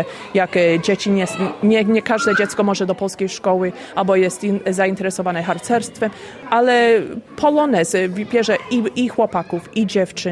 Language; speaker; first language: Polish; early bilingual, heritage; Polish